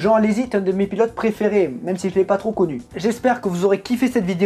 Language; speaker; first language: French; native; French